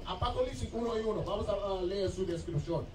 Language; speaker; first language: Spanish; non-native, learner; English